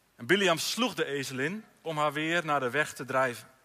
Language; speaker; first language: Dutch; native; Dutch